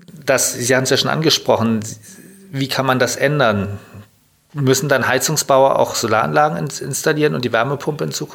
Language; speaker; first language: German; native; German